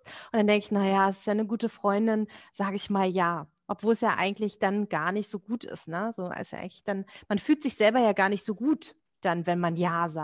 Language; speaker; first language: German; native; German